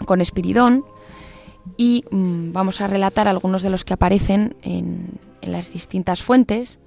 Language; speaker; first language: Spanish; native; Spanish